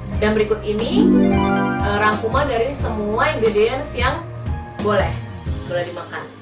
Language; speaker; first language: Indonesian; native; Indonesian